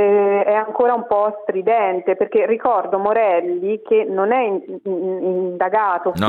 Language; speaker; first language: Italian; native; Italian